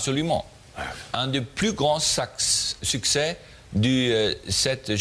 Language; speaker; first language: French; non-native, learner; German